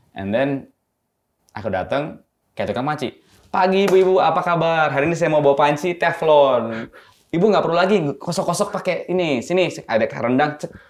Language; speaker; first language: Indonesian; native; Indonesian